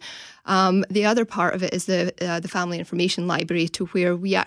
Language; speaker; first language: English; native; English